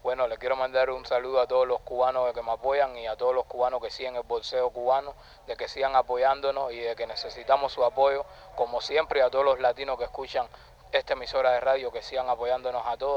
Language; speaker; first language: Spanish; native; Spanish